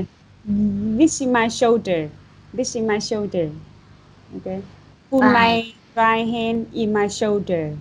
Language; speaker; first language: English; non-native, fluent; Vietnamese